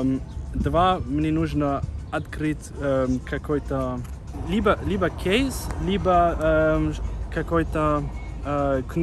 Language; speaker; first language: Russian; non-native, learner; German